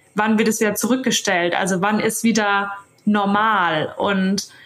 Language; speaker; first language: German; native; German